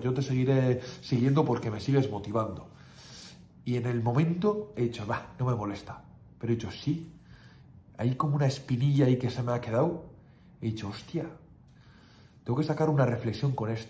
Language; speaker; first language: Spanish; native; Spanish